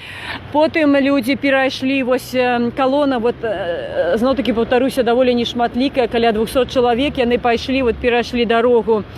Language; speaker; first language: Belarusian; non-native, local second language; Russian